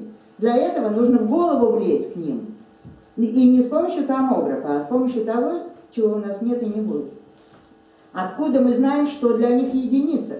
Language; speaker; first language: Russian; native; Russian